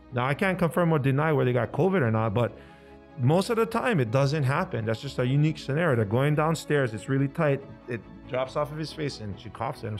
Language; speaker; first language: English; native; English